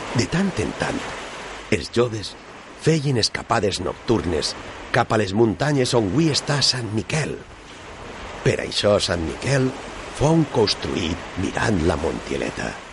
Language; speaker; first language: Catalan; non-native, local second language; Spanish